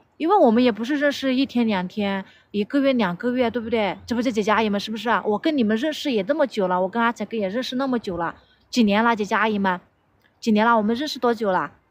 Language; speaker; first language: Chinese; non-native, local second language; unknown